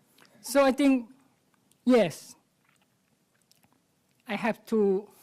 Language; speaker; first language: English; non-native, learner; Thai